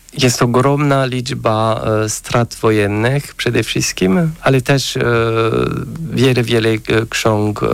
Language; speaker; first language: Polish; non-native, fluent; French